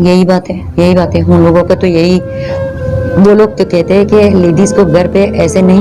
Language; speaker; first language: Hindi; non-native, fluent; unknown